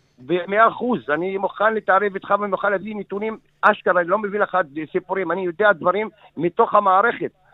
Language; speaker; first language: Hebrew; non-native, local second language; Arabic